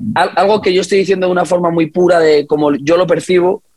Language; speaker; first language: Spanish; native; Spanish